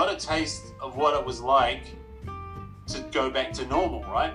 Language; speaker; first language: English; native; English